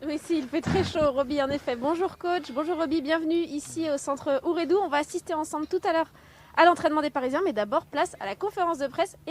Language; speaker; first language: French; native; French